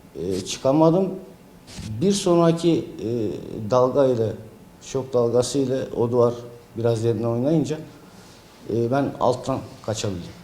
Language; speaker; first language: Turkish; native; Turkish